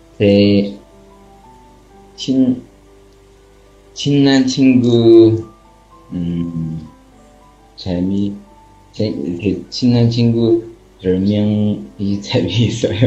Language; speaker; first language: Korean; non-native, learner; Chinese